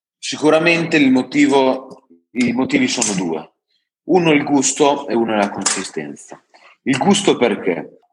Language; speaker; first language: Italian; native; Italian